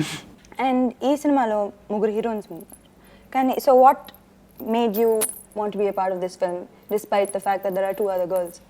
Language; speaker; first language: Telugu; non-native, fluent; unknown